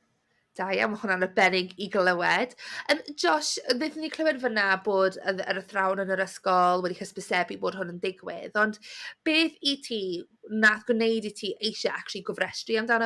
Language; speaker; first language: Welsh; native; Welsh